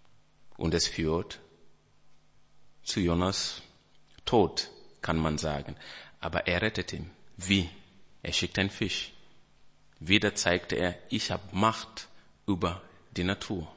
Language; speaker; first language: German; non-native, fluent; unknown